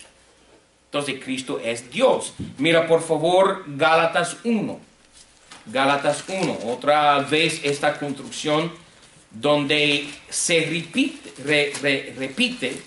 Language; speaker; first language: Spanish; non-native, fluent; English